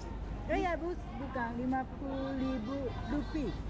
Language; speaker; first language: Indonesian; non-native, learner; Japanese